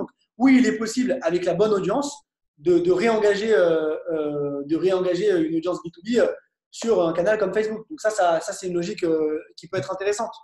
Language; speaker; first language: French; native; French